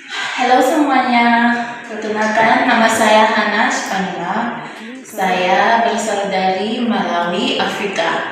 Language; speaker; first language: Indonesian; non-native, learner; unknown